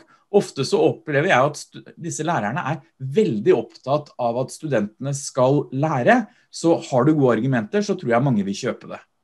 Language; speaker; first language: Norwegian; native; Norwegian